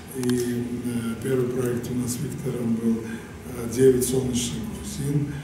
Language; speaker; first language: Russian; non-native, local second language; Georgian